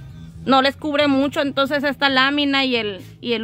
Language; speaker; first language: Spanish; native; Spanish